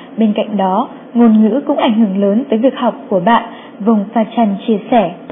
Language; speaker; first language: Vietnamese; native; Vietnamese